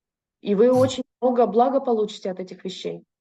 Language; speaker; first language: Russian; native; Russian